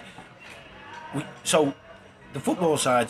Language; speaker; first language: English; native; English